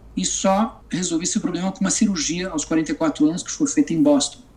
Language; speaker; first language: Portuguese; native; Portuguese